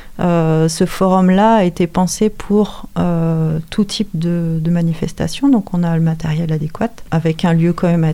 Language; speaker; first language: French; native; French